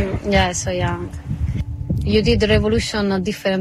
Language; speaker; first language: English; non-native, learner; Italian